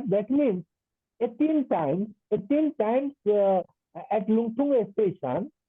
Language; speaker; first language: English; non-native, local second language; Nepali